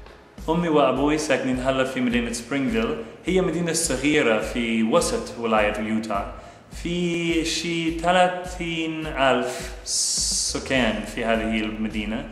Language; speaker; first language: Arabic; non-native, fluent; English